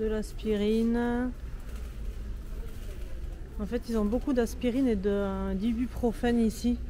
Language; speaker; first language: French; native; French